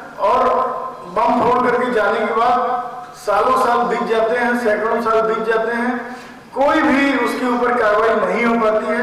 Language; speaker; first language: Hindi; native; Hindi